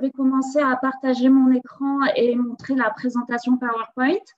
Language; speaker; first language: French; native; French